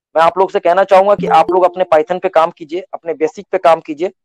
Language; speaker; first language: Hindi; native; Hindi